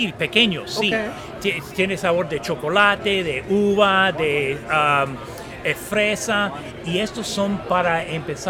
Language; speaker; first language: Spanish; non-native, fluent; English